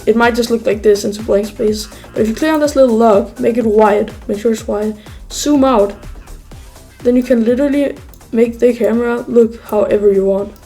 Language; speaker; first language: English; native; English